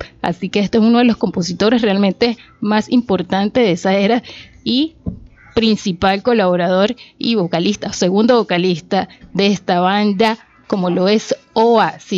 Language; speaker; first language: Spanish; native; Spanish